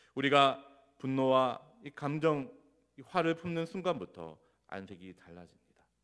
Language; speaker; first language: Korean; native; Korean